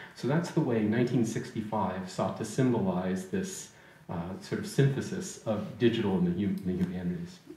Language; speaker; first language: English; native; English